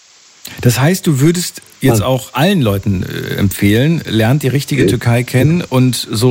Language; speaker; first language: German; native; German